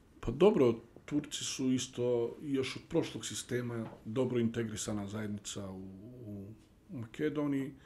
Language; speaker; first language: Bosnian; early bilingual, heritage; Bosnian